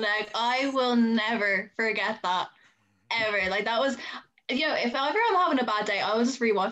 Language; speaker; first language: English; native; English